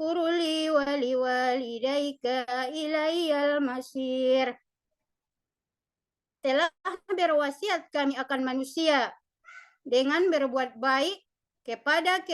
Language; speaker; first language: Indonesian; native; Indonesian